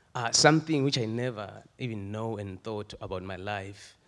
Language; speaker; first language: English; non-native, local second language; Swati